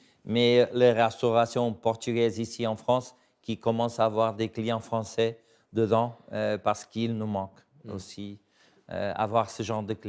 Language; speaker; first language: French; non-native, fluent; Portuguese